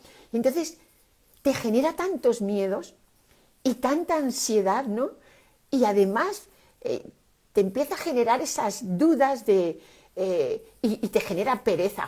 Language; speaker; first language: Spanish; native; Spanish